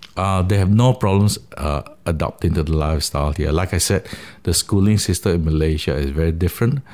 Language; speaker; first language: English; non-native, local second language; Min Nan Chinese